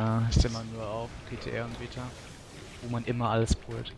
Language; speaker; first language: German; native; German